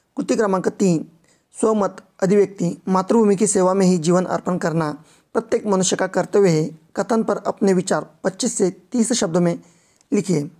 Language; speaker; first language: Hindi; non-native, local second language; Marathi